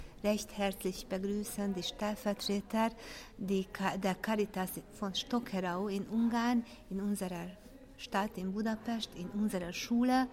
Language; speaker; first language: German; non-native, fluent; Hungarian